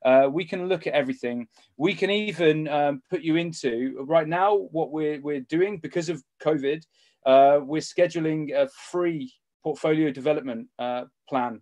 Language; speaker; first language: English; native; English